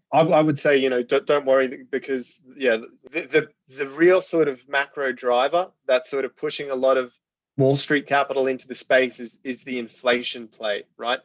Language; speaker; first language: English; native; English